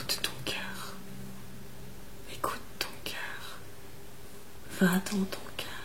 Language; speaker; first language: French; native; French